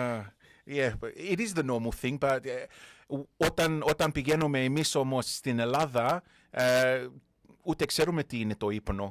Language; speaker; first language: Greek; early bilingual, heritage; Greek